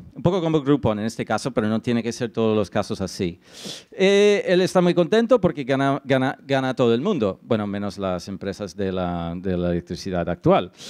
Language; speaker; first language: Spanish; non-native, fluent; English